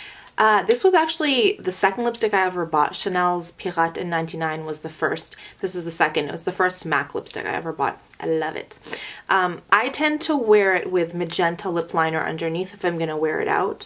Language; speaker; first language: English; native; English